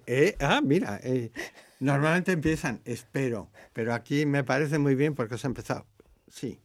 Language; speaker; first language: Spanish; native; Spanish